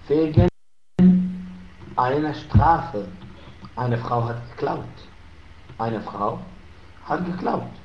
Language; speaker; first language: German; non-native, fluent; Arabic